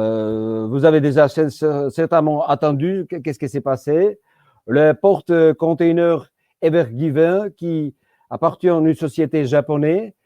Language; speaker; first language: French; non-native, fluent; Georgian